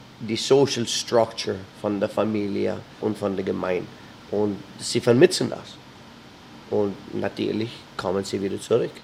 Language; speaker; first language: German; early bilingual, heritage; English